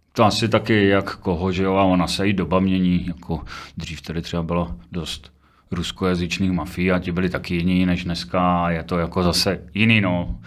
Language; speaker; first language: Czech; native; Czech